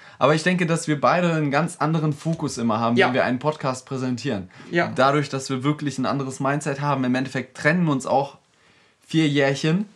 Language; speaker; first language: German; early bilingual, other home language; Russian